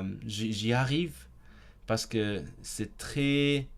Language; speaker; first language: French; non-native, fluent; Cantonese